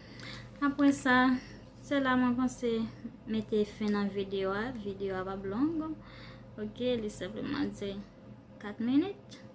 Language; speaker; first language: French; non-native, learner; Haitian Creole